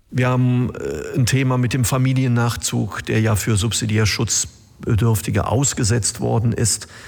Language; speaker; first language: German; native; German